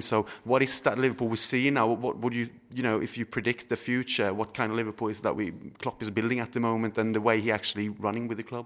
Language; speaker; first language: English; non-native, fluent; Swedish